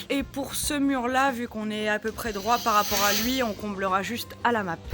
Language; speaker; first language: French; native; French